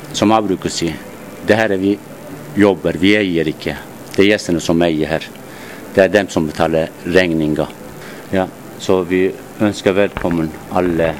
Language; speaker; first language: Norwegian; non-native, learner; Turkish